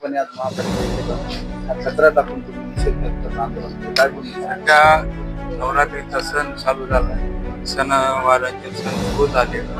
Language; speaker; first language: Marathi; native; Marathi